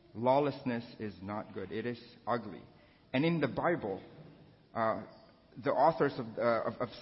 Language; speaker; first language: English; non-native, local second language; Filipino